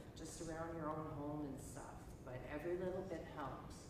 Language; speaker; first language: English; native; English